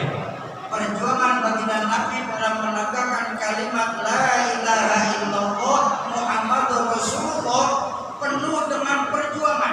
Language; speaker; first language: Indonesian; native; Indonesian